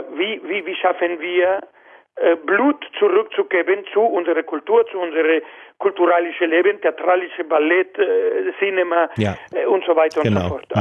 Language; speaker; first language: German; non-native, fluent; Spanish